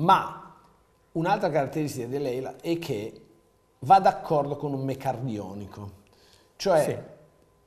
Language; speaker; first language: Italian; native; Italian